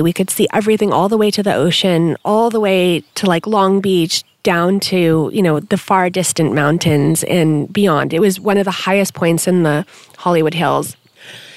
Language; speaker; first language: English; native; English